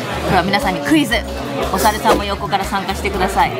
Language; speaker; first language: Japanese; native; Japanese